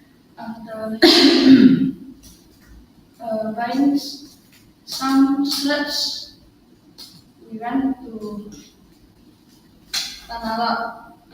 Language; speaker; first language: English; non-native, learner; Indonesian